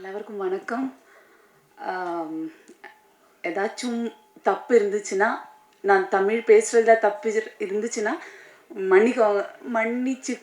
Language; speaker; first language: Tamil; non-native, fluent; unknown